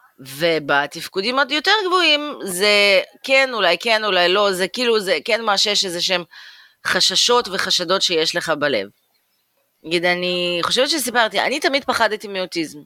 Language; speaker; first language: Hebrew; early bilingual, other home language; Russian